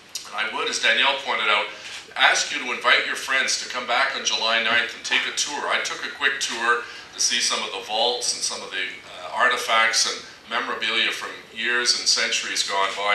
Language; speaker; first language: English; native; English